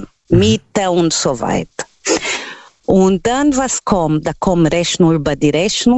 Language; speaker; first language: German; non-native, fluent; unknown